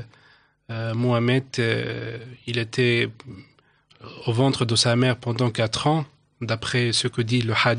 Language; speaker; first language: French; non-native, local second language; Arabic